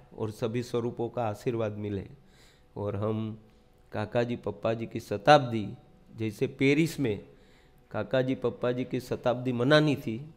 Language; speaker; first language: Hindi; non-native, local second language; Gujarati